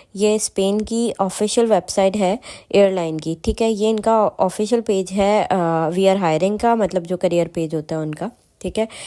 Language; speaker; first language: Urdu; non-native, local second language; Punjabi